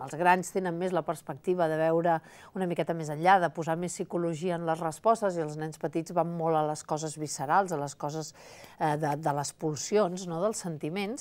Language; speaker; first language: Catalan; native; Catalan